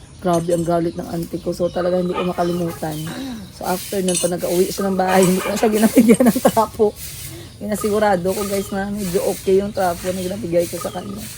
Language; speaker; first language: Filipino; non-native, local second language; Hiligaynon